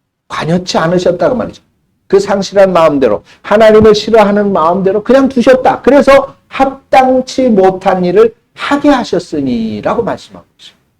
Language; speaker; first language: Korean; native; Korean